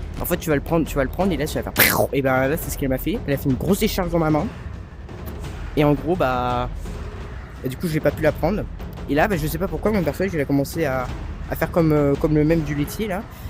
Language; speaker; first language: French; native; French